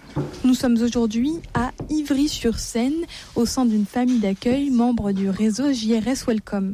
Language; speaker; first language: French; native; French